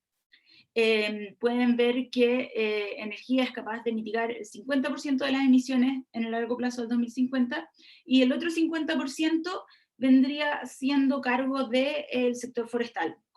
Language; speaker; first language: Spanish; native; Spanish